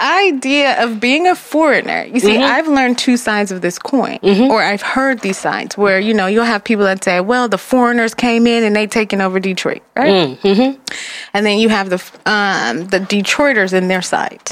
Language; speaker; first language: English; early bilingual, other home language; Jamaican Creole English